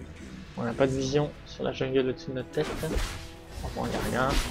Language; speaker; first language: French; native; French